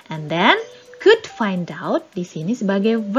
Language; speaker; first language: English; non-native, fluent; Indonesian